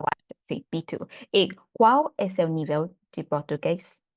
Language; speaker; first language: Portuguese; non-native, fluent; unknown